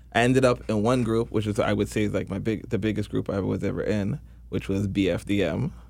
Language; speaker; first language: English; native; English